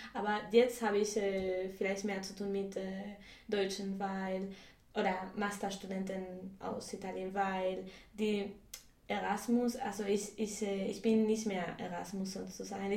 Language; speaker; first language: German; non-native, fluent; Spanish